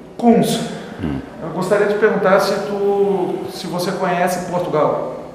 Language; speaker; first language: Portuguese; native; Portuguese